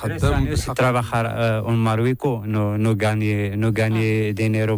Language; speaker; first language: Spanish; non-native, learner; Arabic